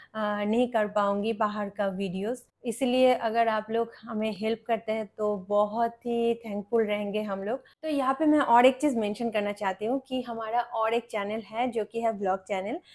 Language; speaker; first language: Hindi; non-native, local second language; Bangla